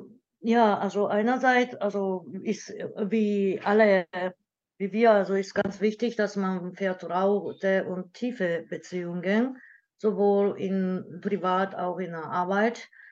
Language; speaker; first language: German; non-native, learner; Japanese